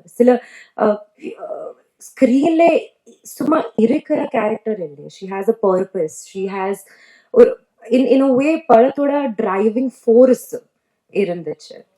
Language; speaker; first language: Tamil; non-native, learner; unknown